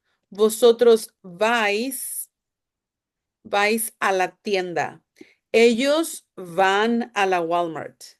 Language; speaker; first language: Spanish; non-native, fluent; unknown